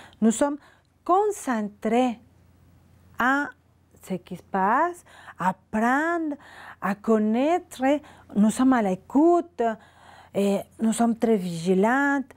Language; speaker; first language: French; non-native, learner; Spanish